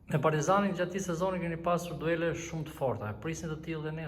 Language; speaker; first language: Albanian; native; Albanian